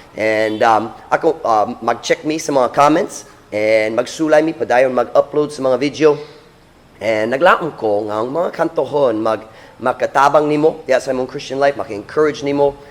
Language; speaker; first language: Cebuano; non-native, learner; English